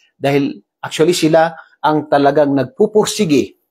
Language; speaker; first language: Filipino; non-native, local second language; Maranao